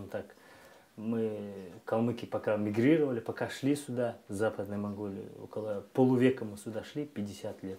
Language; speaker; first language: Russian; non-native, local second language; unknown